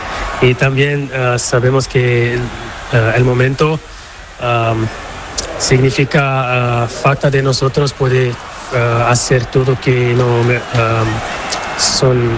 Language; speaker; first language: Spanish; non-native, learner; Portuguese